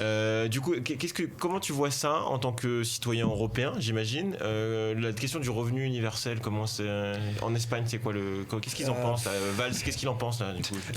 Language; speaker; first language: French; native; French